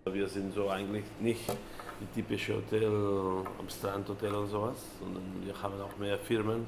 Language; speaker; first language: German; non-native, fluent; Catalan